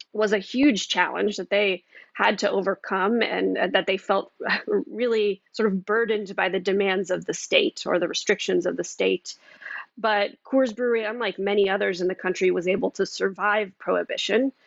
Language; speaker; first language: English; native; English